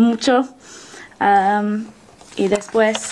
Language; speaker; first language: Spanish; non-native, learner; English